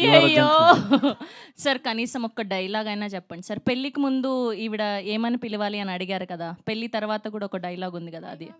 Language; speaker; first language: Telugu; native; Telugu